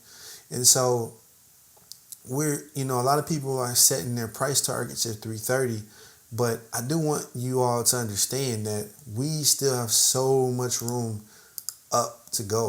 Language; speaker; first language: English; native; English